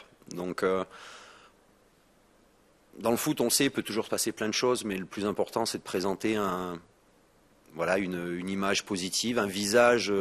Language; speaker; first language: French; native; French